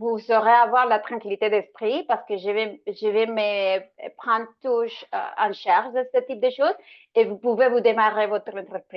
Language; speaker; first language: French; non-native, fluent; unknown